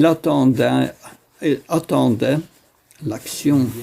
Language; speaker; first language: French; non-native, fluent; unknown